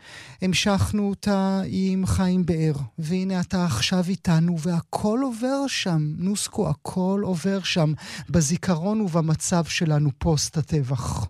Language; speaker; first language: Hebrew; native; Hebrew